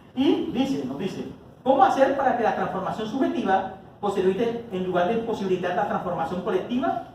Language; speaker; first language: Spanish; native; Spanish